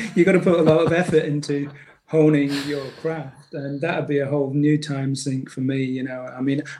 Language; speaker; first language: English; native; English